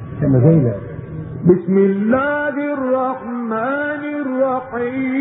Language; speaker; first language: Arabic; native; Arabic